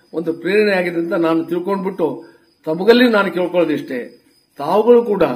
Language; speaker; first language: Kannada; non-native, local second language; Lambadi